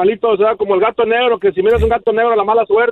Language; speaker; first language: Spanish; native; Spanish